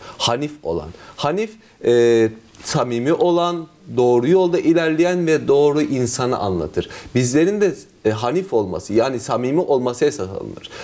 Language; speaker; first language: Turkish; native; Turkish